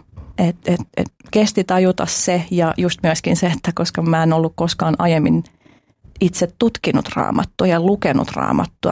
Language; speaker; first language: Finnish; early bilingual, other home language; Albanian